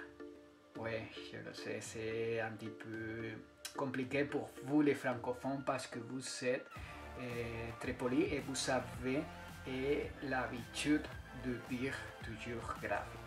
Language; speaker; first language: French; non-native, fluent; Spanish